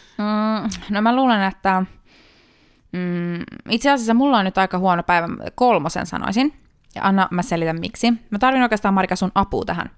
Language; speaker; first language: Finnish; early bilingual, heritage; Finnish